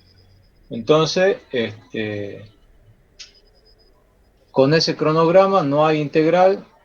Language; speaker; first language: Spanish; native; Spanish